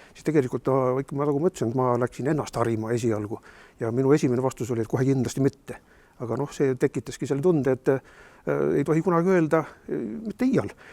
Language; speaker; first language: Estonian; native; Estonian